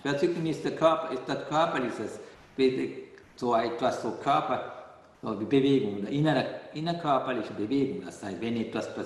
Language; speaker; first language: German; non-native, fluent; Sinhala